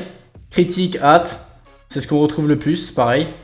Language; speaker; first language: French; native; French